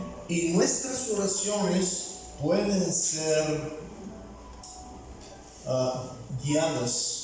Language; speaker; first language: Spanish; non-native, fluent; Bulgarian